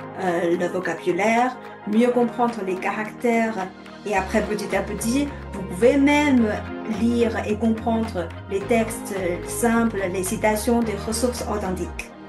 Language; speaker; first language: French; non-native, fluent; Chinese